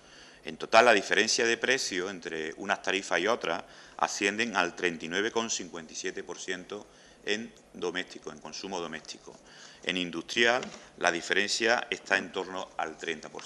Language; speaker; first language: Spanish; native; Spanish